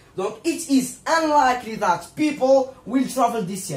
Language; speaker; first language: English; non-native, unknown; Arabic